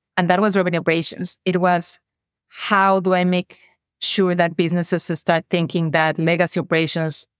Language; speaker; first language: English; non-native, fluent; Spanish